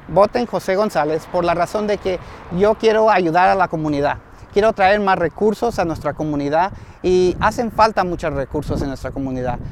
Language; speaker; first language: Spanish; early bilingual, other home language; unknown